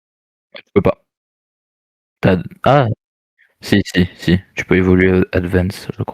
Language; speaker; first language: French; native; French